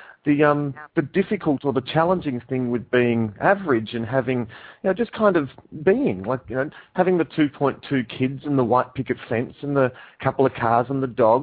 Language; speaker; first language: English; native; English